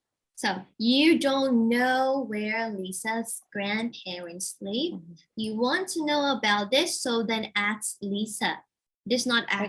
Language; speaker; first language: English; non-native, fluent; Thai